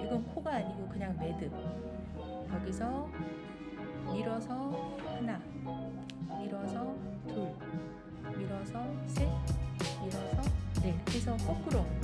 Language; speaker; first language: Korean; native; Korean